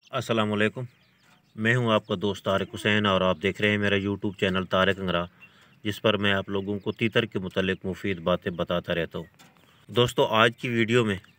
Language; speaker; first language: Urdu; non-native, local second language; Punjabi